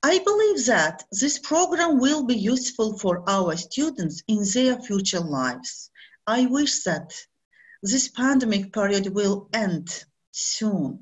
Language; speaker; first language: English; non-native, learner; Azerbaijani